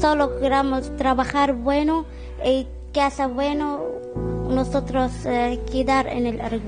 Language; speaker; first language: Spanish; non-native, learner; Arabic